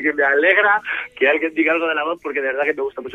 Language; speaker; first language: Spanish; native; Spanish